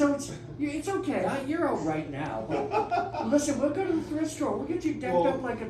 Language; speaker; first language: English; native; English